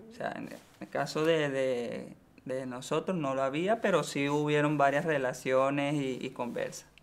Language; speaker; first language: Spanish; native; Spanish